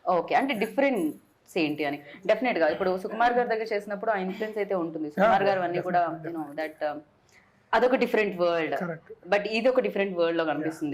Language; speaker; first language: Telugu; native; Telugu